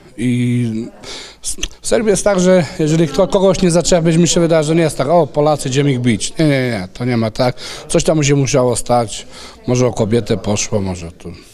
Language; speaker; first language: Polish; non-native, fluent; Serbian